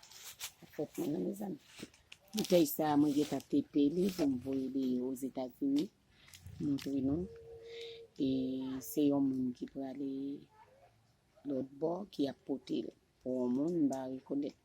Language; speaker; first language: French; non-native, local second language; Haitian Creole